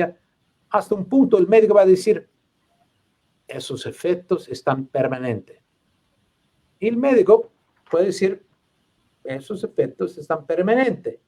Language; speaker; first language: Spanish; non-native, learner; English